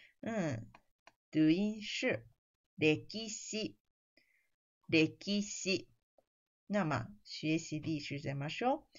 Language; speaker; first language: Chinese; non-native, fluent; Japanese